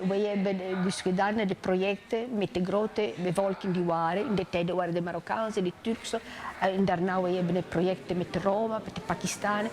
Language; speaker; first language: Dutch; non-native, learner; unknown